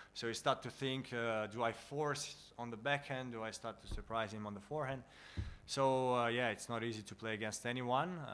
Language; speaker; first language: English; non-native, fluent; Russian